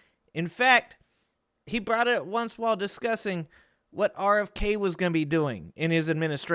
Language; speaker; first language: English; native; English